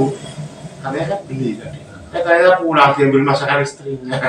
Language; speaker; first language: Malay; non-native, local second language; Javanese